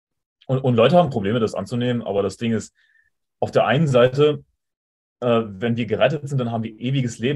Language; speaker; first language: German; native; German